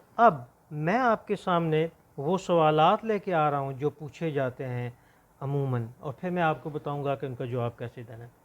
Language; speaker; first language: Urdu; non-native, local second language; Punjabi